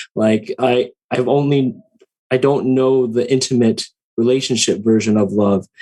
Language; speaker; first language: English; native; English